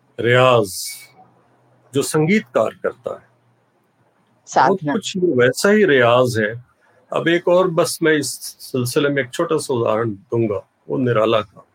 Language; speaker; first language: Hindi; non-native, local second language; Bhojpuri